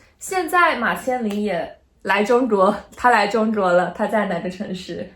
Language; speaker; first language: Chinese; native; Chinese